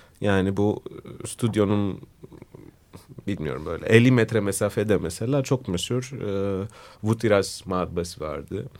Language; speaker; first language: Turkish; non-native, fluent; Greek